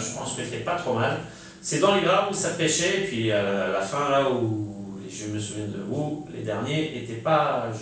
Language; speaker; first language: French; native; French